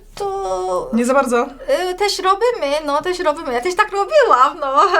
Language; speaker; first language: Polish; non-native, fluent; Korean